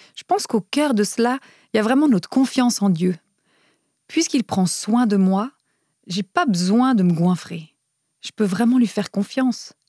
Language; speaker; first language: French; non-native, fluent; Romanian